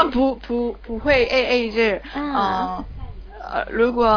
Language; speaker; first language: Chinese; non-native, learner; Korean